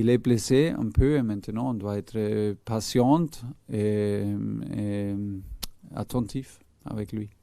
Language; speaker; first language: French; non-native, fluent; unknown